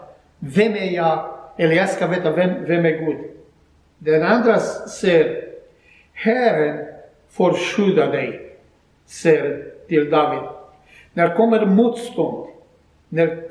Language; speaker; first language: Swedish; non-native, learner; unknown